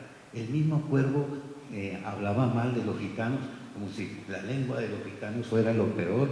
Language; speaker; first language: Spanish; native; Spanish